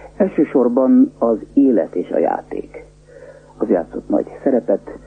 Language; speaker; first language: Hungarian; native; Hungarian